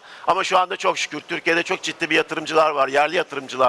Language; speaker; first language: Turkish; native; Turkish